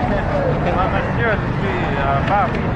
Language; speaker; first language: French; non-native, learner; English